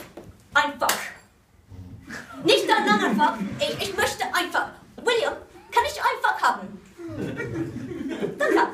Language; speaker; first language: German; non-native, learner; English